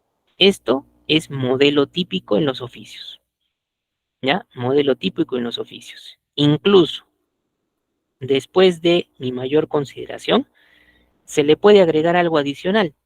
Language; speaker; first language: Spanish; native; Spanish